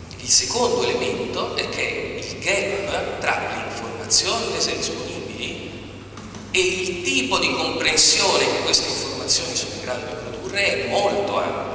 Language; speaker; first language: Italian; native; Italian